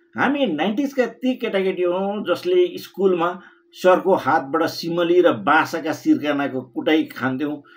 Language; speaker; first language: Nepali; native; Nepali